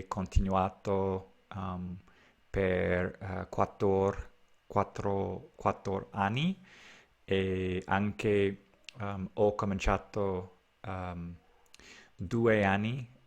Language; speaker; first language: Italian; non-native, learner; English